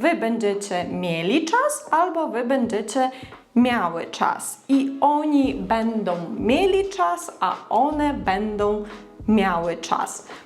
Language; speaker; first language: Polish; non-native, fluent; Ukrainian